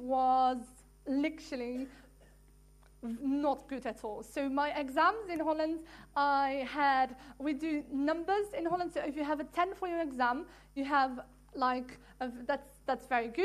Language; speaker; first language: English; non-native, fluent; Dutch